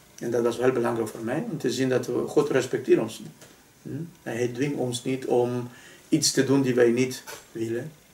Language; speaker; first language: Dutch; non-native, fluent; Spanish